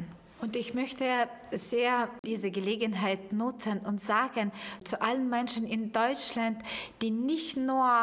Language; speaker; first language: German; non-native, fluent; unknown